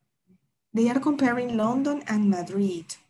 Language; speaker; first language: English; non-native, fluent; Spanish